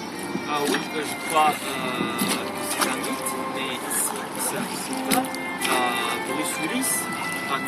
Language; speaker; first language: French; non-native, learner; Russian